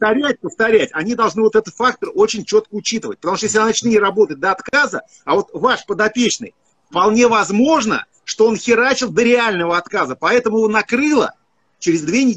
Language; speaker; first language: Russian; native; Russian